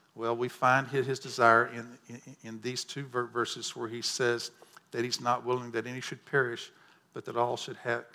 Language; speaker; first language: English; native; English